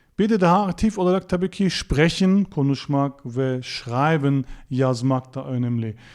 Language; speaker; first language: Turkish; non-native, fluent; German